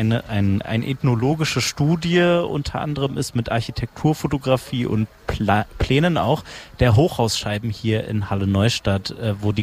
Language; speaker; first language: German; native; German